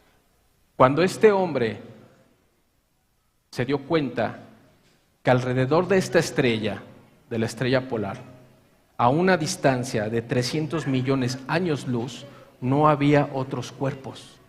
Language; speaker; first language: Spanish; native; Spanish